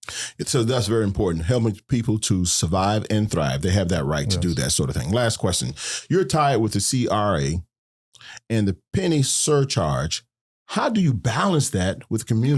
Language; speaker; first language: English; native; English